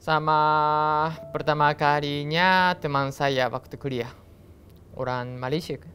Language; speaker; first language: Indonesian; non-native, learner; Japanese